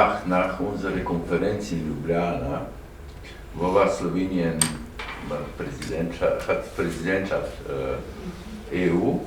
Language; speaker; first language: German; non-native, learner; Slovenian